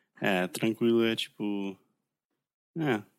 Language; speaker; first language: Portuguese; non-native, fluent; English